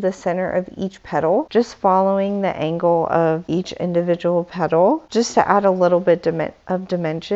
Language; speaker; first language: English; native; English